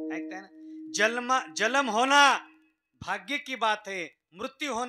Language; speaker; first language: Hindi; non-native, local second language; Marathi